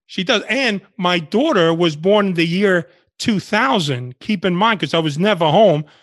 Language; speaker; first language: English; early bilingual, other home language; Spanish